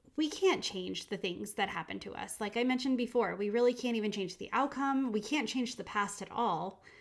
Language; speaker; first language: English; native; English